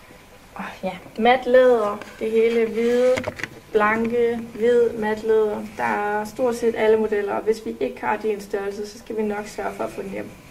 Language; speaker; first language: Danish; native; Danish